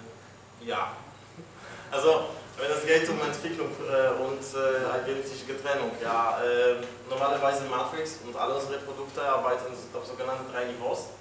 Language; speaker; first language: German; non-native, fluent; Polish